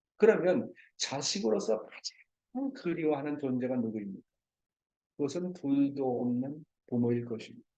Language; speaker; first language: Korean; native; Korean